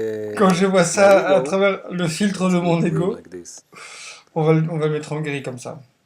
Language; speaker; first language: French; non-native, fluent; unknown